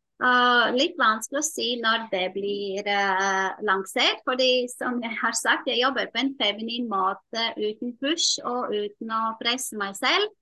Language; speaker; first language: Norwegian; non-native, fluent; Latvian